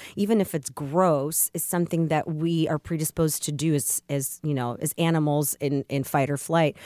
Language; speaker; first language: English; early bilingual, other home language; Russian